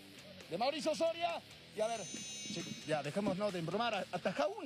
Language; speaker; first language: Spanish; native; Spanish